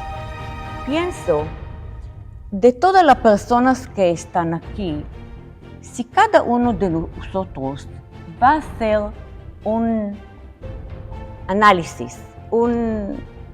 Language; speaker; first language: Spanish; non-native, fluent; Hebrew